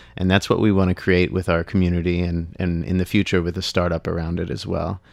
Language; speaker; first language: English; native; English